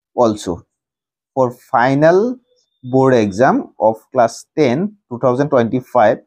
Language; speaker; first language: English; non-native, local second language; Assamese